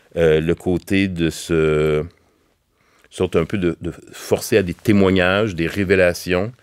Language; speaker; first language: French; native; French